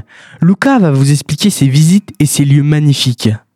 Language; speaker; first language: French; native; French